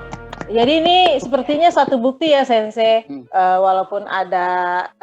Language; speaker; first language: Indonesian; native; Indonesian